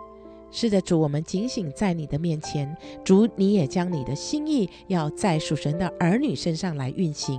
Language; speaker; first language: Chinese; native; Chinese